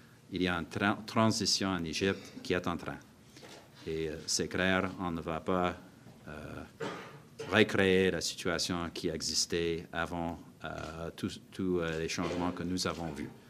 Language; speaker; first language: French; non-native, fluent; English